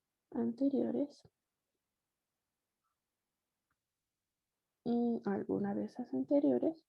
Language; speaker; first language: Spanish; native; Spanish